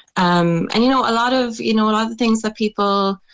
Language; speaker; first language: English; native; English